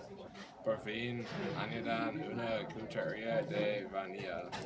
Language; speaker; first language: Spanish; non-native, learner; English